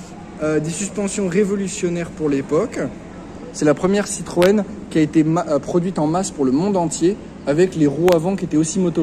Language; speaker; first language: French; native; French